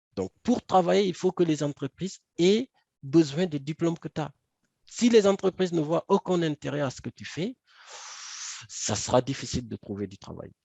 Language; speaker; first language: French; non-native, local second language; Wolof